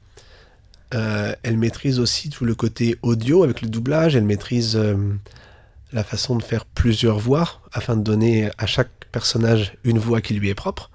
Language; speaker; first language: French; native; French